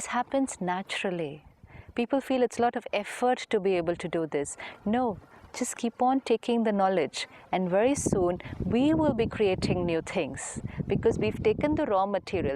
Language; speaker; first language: English; non-native, local second language; Hindi